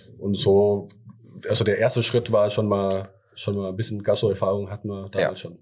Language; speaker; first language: German; early bilingual, other home language; Thai